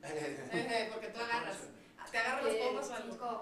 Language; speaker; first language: Spanish; native; Spanish